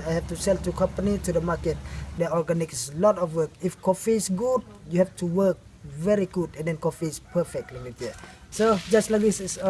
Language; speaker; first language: English; non-native, learner; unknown